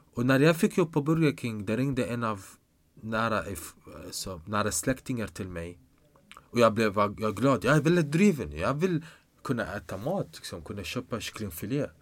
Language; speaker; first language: Swedish; non-native, fluent; Arabic